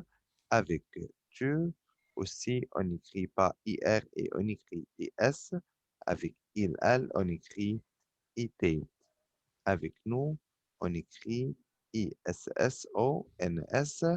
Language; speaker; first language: French; non-native, fluent; Arabic